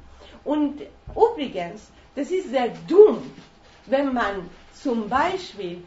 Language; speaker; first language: German; non-native, fluent; Persian